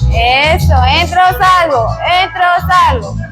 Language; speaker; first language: Spanish; native; Spanish